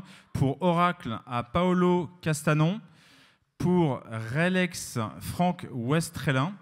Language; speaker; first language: French; native; French